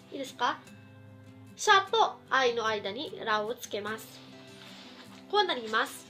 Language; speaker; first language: Japanese; non-native, fluent; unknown